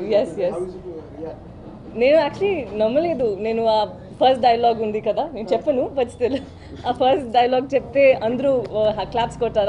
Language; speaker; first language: Telugu; non-native, fluent; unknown